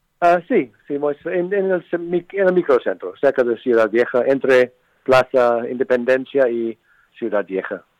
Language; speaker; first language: Spanish; non-native, fluent; English